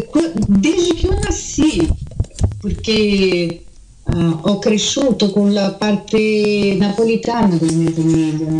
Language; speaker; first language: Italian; early bilingual, heritage; Portuguese